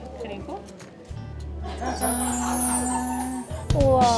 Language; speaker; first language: Korean; native; Korean